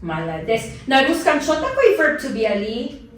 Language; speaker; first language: Russian; non-native, learner; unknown